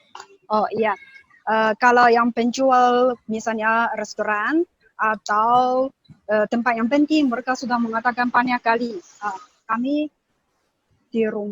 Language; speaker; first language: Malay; non-native, learner; Chinese